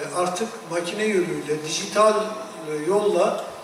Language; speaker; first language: Turkish; native; Turkish